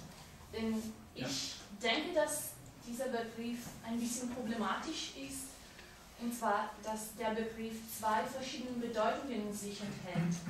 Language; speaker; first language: German; non-native, fluent; Italian